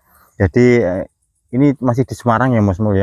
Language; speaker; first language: Indonesian; native; Indonesian